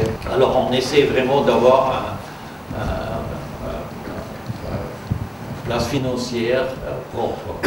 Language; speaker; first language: French; non-native, fluent; German